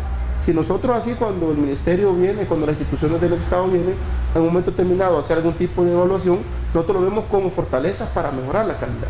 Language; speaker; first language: Spanish; native; Spanish